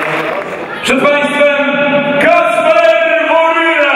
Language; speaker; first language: Polish; native; Polish